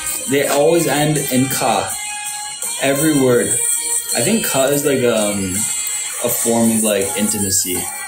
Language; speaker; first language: English; native; English